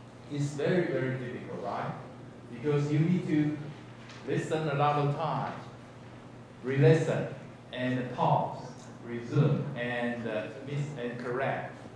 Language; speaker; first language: English; non-native, fluent; Chinese